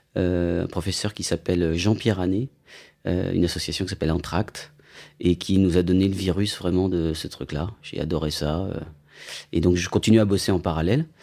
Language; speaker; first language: French; native; French